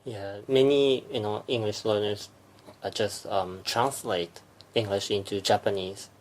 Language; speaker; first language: English; non-native, fluent; Japanese